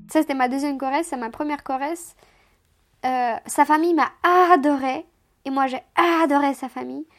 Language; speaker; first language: French; non-native, fluent; Romanian